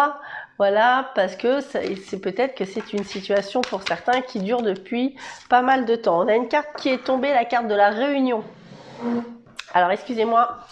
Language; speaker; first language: French; native; French